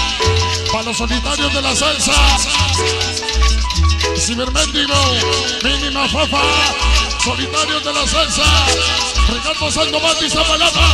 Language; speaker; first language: Spanish; native; Spanish